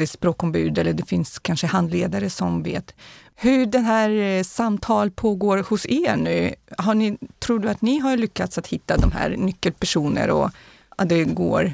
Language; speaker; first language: Swedish; non-native, fluent; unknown